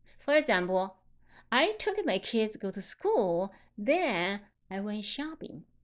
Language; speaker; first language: English; non-native, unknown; Chinese